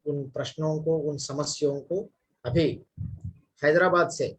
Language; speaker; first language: Hindi; non-native, local second language; Kannada